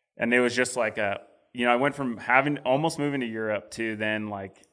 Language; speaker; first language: English; native; English